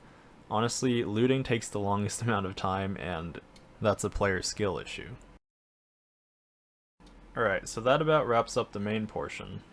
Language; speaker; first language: English; native; English